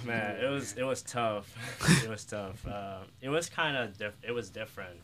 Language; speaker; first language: English; non-native, fluent; Ukrainian